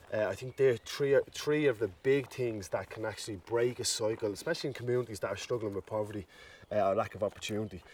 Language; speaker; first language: English; native; English